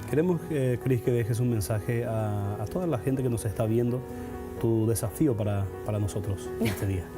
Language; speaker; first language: Spanish; native; Spanish